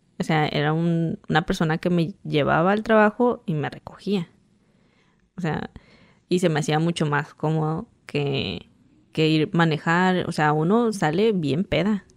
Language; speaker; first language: Spanish; native; Spanish